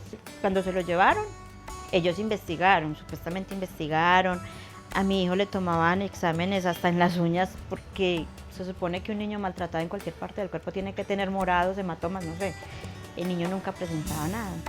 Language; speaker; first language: Spanish; native; Spanish